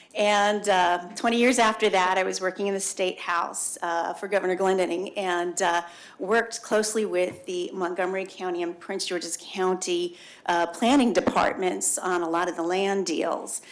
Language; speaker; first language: English; native; English